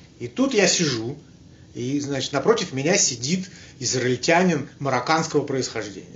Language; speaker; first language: Russian; native; Russian